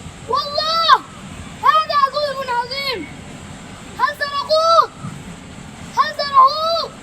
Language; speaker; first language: Arabic; non-native, learner; Bangla